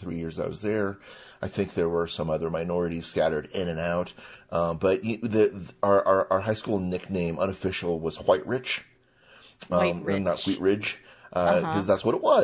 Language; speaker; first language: English; non-native, local second language; Chinese